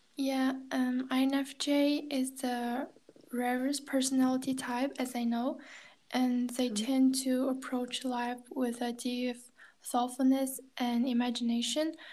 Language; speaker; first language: English; non-native, learner; Kazakh